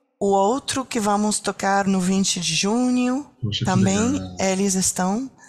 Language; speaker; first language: Portuguese; non-native, learner; French